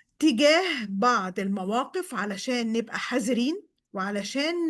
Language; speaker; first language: Arabic; native; Arabic